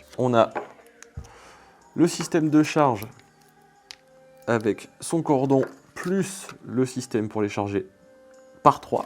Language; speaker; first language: French; native; French